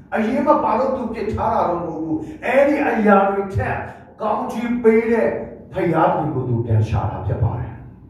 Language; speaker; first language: Burmese; non-native, local second language; Tedim Chin